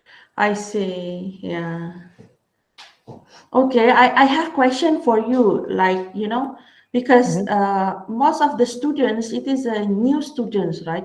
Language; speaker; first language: English; non-native, learner; Indonesian